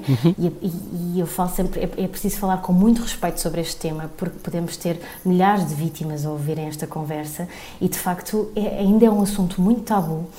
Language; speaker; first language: Portuguese; native; Portuguese